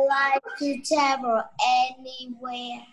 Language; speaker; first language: English; non-native, learner; Vietnamese